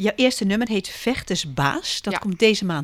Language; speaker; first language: Dutch; native; Dutch